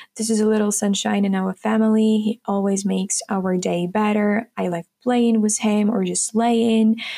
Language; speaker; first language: English; non-native, fluent; Ukrainian